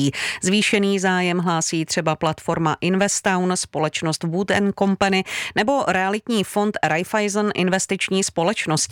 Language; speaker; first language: Czech; native; Czech